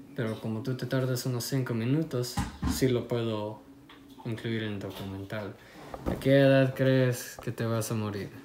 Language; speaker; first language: Spanish; early bilingual, other home language; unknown